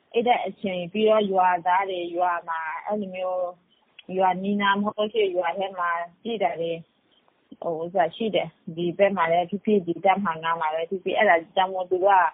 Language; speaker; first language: Burmese; non-native, local second language; S'gaw Karen